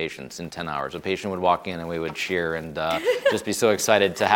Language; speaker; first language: English; native; English